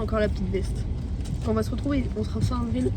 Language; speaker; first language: French; native; French